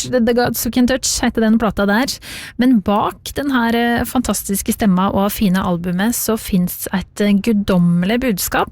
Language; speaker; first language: Norwegian; native; Norwegian